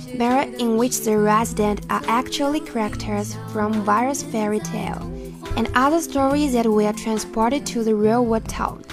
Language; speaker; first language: English; non-native, fluent; Chinese